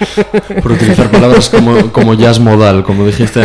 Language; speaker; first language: Spanish; native; Spanish